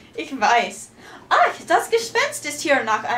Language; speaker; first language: German; non-native, learner; English